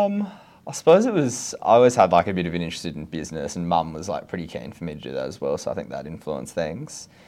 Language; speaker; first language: English; native; English